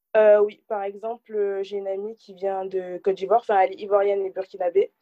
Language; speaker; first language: French; native; French